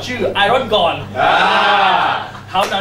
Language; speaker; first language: Chinese; non-native, learner; Thai